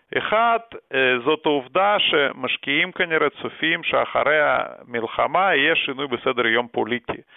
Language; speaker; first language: Hebrew; early bilingual, other home language; Russian